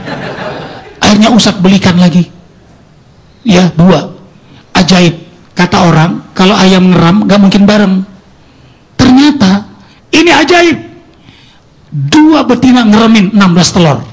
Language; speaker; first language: Indonesian; native; Indonesian